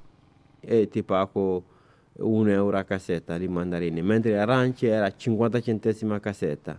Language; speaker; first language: Italian; non-native, fluent; Bambara